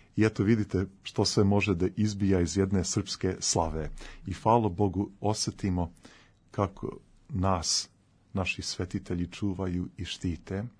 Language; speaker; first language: Serbian; early bilingual, heritage; Serbian